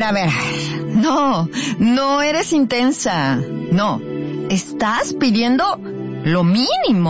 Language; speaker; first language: Spanish; native; Spanish